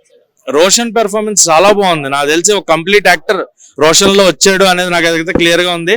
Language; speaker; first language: Telugu; native; Telugu